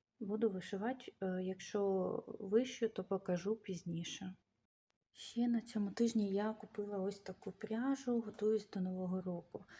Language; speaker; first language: Ukrainian; native; Ukrainian